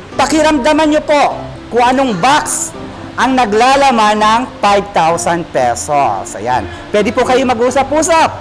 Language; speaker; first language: Filipino; native; Filipino